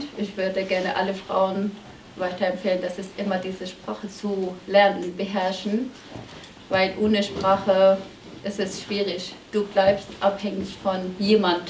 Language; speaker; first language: German; non-native, learner; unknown